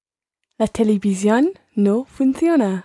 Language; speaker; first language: Spanish; non-native, learner; English